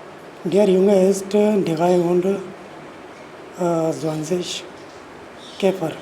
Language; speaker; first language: German; non-native, learner; Urdu